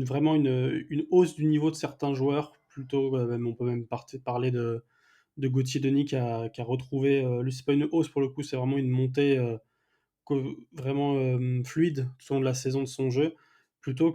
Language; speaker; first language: French; native; French